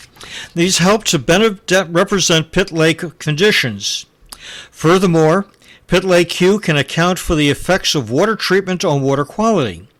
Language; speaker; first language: English; native; English